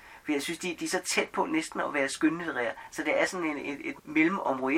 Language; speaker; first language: Danish; native; Danish